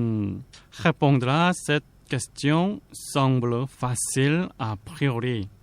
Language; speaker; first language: French; non-native, fluent; Korean